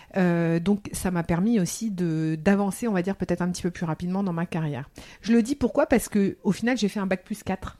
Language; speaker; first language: French; early bilingual, heritage; French